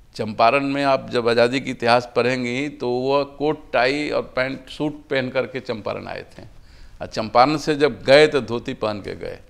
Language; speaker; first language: Hindi; native; Hindi